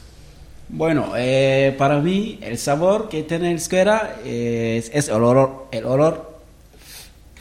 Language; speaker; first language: Spanish; non-native, learner; Wolof